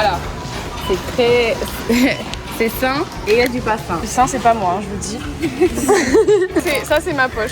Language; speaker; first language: French; native; French